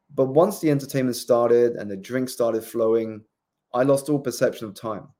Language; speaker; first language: English; native; English